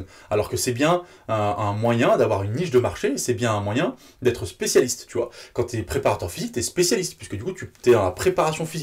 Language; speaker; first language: French; native; French